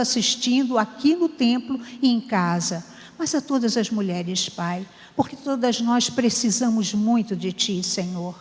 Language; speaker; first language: Portuguese; native; Portuguese